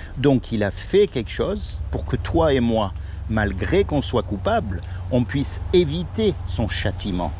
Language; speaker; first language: French; native; French